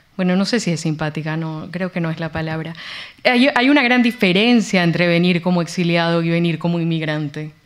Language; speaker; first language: Spanish; native; Spanish